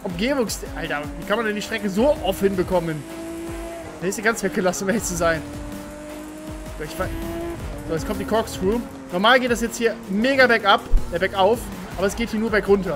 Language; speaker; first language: German; native; German